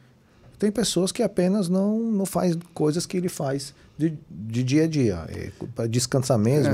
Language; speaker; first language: Portuguese; non-native, fluent; Hebrew